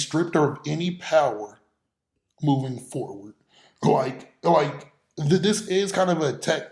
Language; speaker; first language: English; native; English